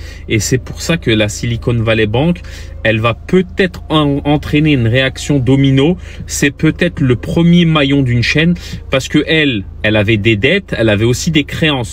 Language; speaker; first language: French; native; French